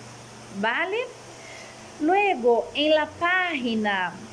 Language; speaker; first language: Spanish; non-native, fluent; Portuguese